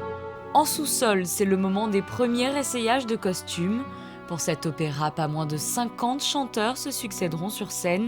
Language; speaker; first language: French; native; French